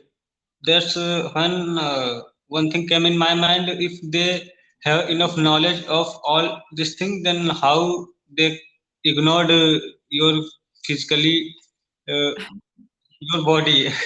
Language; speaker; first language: English; non-native, learner; Hindi